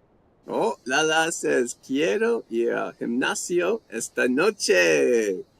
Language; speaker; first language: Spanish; non-native, fluent; English